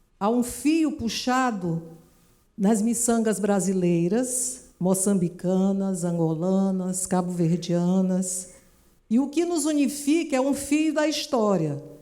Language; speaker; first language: Portuguese; native; Portuguese